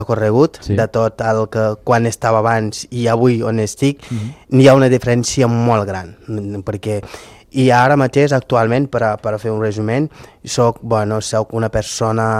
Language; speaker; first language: Catalan; non-native, local second language; Fula